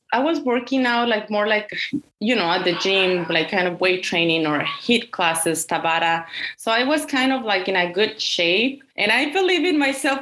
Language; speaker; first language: English; non-native, fluent; Spanish